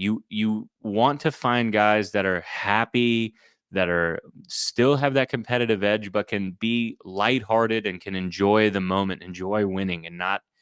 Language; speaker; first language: English; native; English